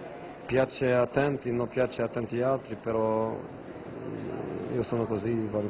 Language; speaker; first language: Italian; non-native, fluent; Portuguese